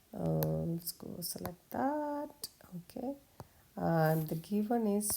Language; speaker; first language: English; non-native, local second language; Malayalam